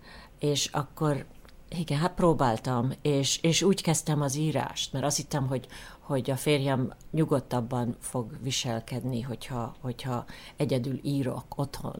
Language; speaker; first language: Hungarian; early bilingual, heritage; Hungarian